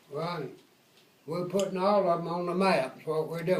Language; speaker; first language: English; native; English